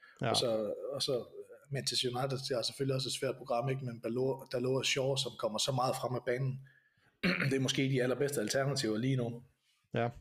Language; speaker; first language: Danish; native; Danish